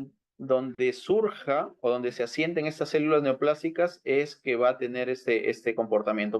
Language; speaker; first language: Spanish; native; Spanish